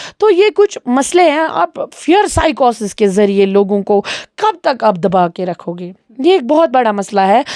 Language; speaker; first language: Urdu; non-native, local second language; Kashmiri